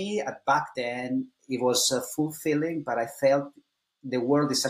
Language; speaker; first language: English; non-native, fluent; Italian